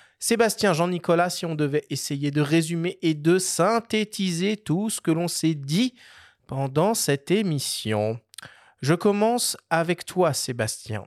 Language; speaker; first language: French; native; French